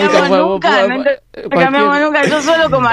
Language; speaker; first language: Spanish; native; Spanish